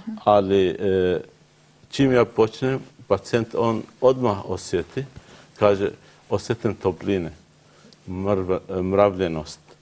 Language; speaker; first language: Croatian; non-native, learner; Arabic